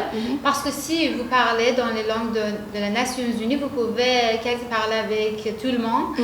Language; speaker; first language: French; non-native, learner; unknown